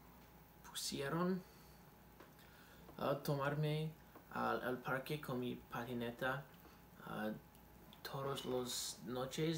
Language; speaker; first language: Spanish; non-native, learner; English